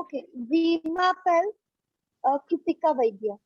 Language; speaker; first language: French; non-native, learner; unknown